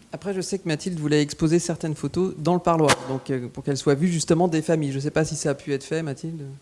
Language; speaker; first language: French; native; French